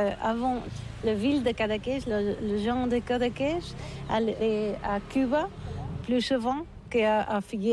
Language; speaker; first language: French; non-native, learner; Catalan